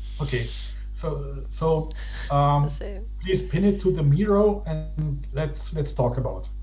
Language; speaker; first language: English; non-native, fluent; German